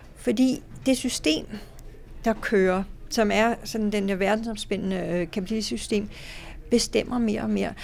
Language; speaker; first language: Danish; native; Danish